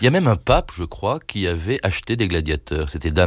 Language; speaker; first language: French; native; French